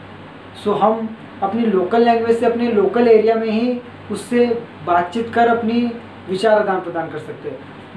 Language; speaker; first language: Hindi; native; Hindi